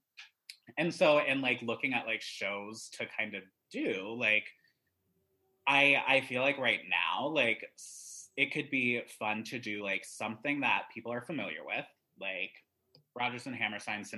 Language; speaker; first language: English; native; English